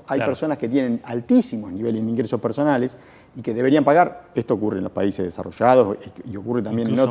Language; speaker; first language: Spanish; native; Spanish